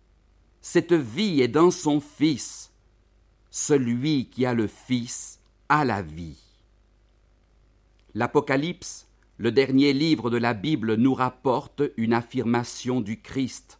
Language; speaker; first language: French; native; French